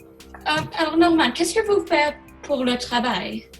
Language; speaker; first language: French; non-native, learner; English